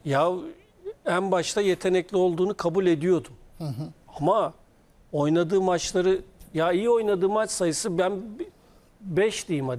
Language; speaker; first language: Turkish; native; Turkish